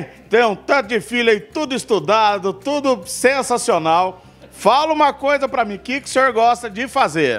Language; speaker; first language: Portuguese; native; Portuguese